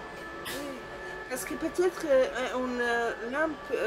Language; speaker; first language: French; non-native, learner; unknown